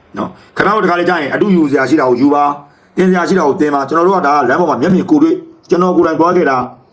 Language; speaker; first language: Burmese; native; Burmese